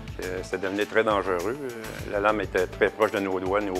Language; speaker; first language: French; native; French